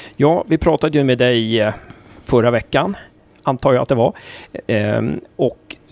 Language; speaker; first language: Swedish; native; Swedish